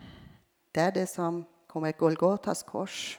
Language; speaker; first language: Swedish; non-native, fluent; Persian